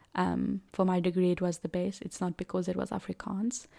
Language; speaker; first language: English; non-native, local second language; Afrikaans